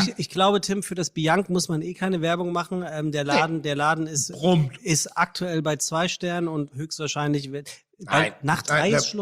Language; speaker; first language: German; native; German